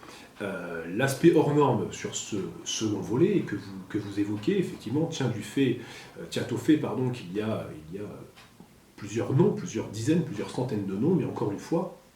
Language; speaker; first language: French; native; French